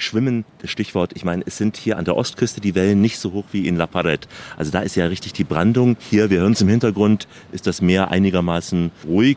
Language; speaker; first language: German; native; German